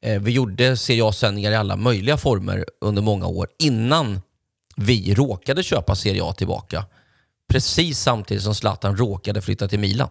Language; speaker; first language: Swedish; native; Swedish